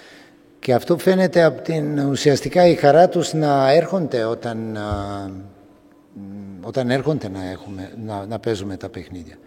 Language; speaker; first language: Greek; non-native, fluent; Serbian